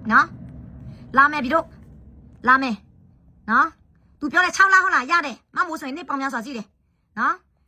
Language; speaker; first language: Burmese; native; Burmese